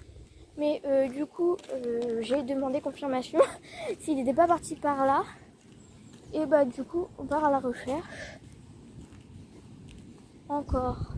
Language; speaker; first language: French; native; French